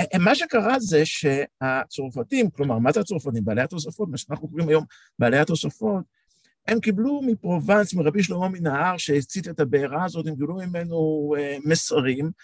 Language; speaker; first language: Hebrew; native; Hebrew